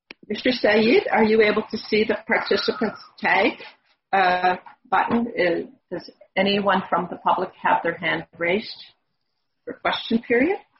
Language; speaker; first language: English; native; English